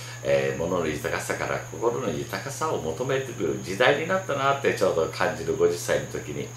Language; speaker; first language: Japanese; native; Japanese